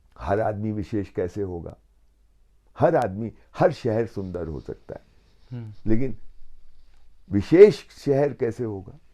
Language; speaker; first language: Hindi; native; Hindi